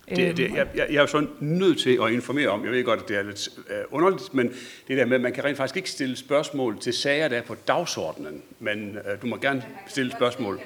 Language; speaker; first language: Danish; native; Danish